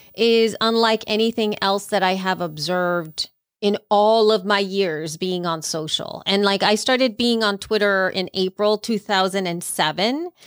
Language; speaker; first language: English; early bilingual, other home language; Spanish